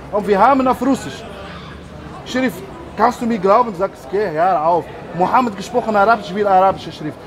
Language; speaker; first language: German; non-native, learner; Arabic